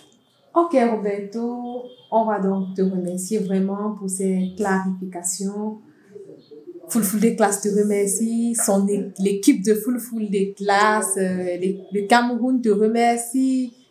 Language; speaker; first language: French; non-native, local second language; Fula